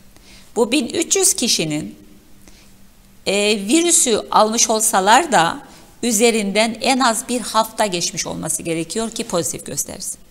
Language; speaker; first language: Turkish; native; Turkish